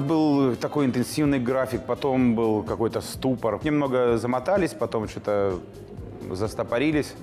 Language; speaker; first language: Russian; native; Russian